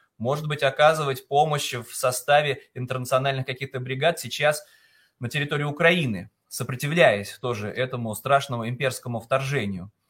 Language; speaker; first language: Russian; native; Russian